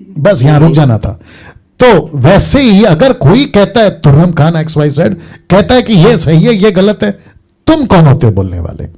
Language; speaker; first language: Hindi; native; Hindi